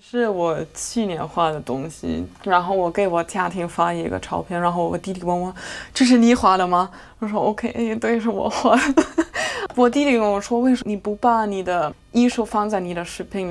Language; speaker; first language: Chinese; non-native, fluent; German